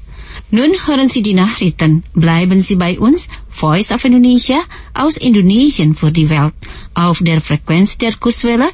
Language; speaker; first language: German; non-native, fluent; Indonesian